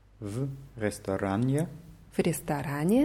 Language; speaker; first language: Russian; non-native, learner; German